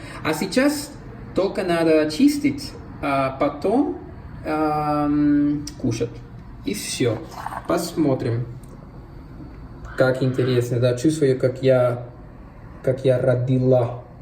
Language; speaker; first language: Russian; non-native, learner; Spanish